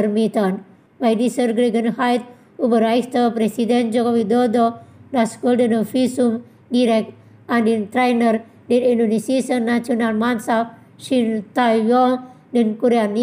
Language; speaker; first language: German; non-native, fluent; Indonesian